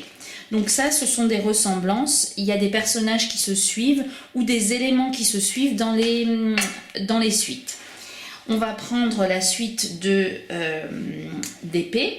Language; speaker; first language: French; native; French